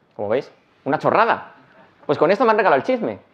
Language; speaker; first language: Spanish; native; Spanish